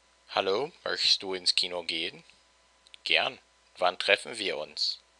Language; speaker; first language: German; non-native, fluent; English